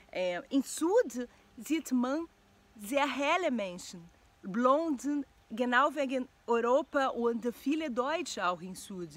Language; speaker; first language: German; non-native, learner; Portuguese